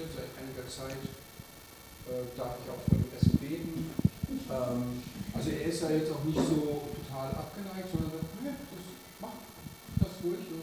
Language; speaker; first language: German; native; German